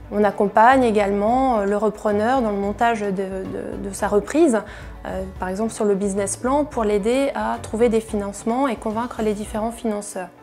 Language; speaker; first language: French; native; French